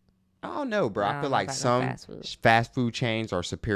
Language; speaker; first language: English; native; English